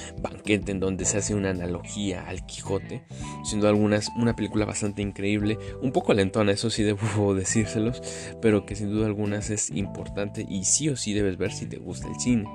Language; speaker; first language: Spanish; native; Spanish